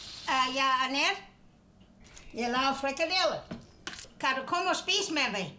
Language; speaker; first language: Danish; early bilingual, heritage; English